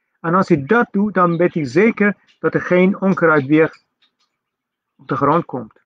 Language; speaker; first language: Dutch; non-native, fluent; Persian